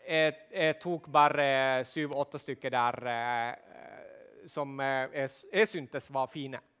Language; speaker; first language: Swedish; non-native, local second language; Finnish